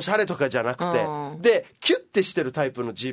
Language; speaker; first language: Japanese; native; Japanese